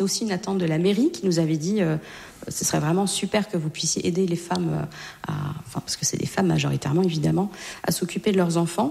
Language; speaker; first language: French; native; French